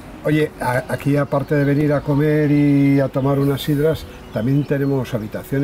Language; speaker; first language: Spanish; native; Spanish